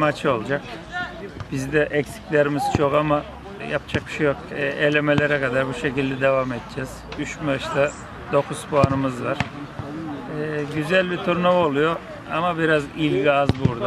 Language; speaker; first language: Turkish; native; Turkish